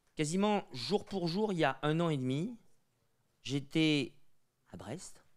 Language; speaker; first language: French; native; French